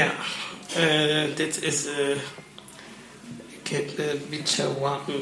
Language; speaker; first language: Dutch; non-native, learner; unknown